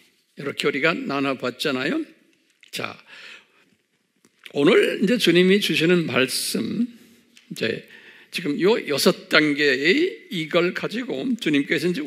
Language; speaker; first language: Korean; native; Korean